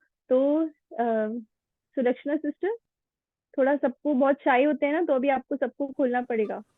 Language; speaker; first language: Hindi; native; Hindi